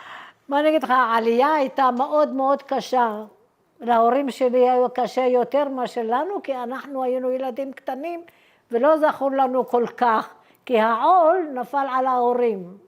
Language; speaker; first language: Hebrew; early bilingual, other home language; Arabic